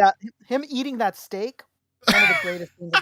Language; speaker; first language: English; native; English